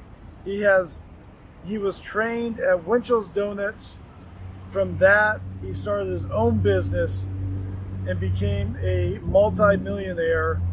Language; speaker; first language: English; native; English